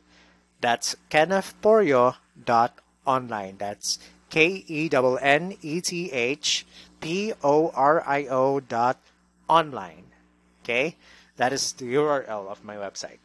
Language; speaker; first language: English; non-native, local second language; Cebuano